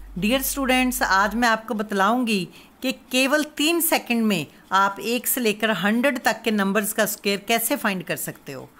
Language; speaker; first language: Hindi; non-native, local second language; Punjabi